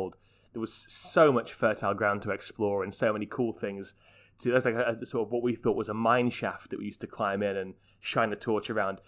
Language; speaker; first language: English; native; English